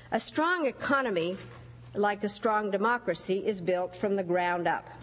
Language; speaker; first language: English; early bilingual, other home language; Czech